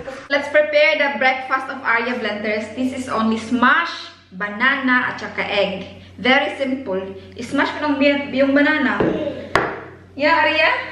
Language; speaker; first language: English; non-native, local second language; Filipino